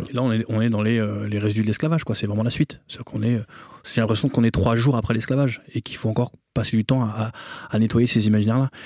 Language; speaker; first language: French; native; French